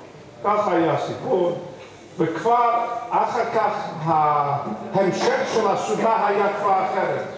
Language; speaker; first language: Hebrew; non-native, fluent; English